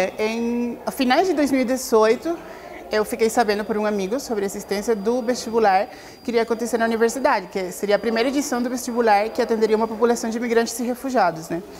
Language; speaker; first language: Portuguese; non-native, fluent; Spanish